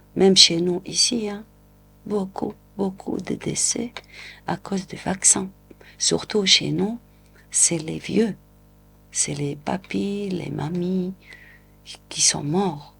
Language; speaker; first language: French; non-native, local second language; Arabic